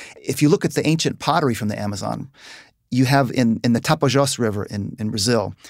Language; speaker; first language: English; native; English